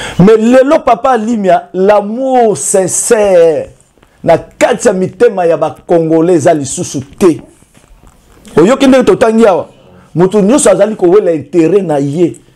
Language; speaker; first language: Lingala; native; Lingala